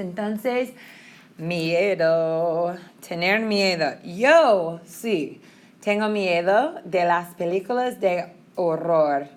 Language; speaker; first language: Spanish; non-native, fluent; English